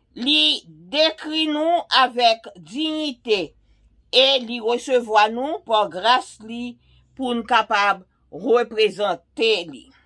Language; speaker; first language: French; non-native, local second language; Haitian Creole